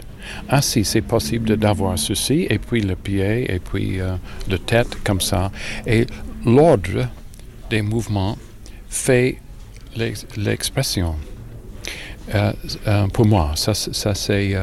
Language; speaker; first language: French; non-native, learner; English